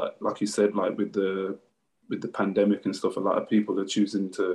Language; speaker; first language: English; native; English